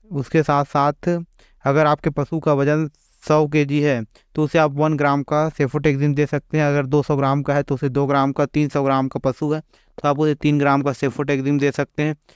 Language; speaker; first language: Hindi; native; Hindi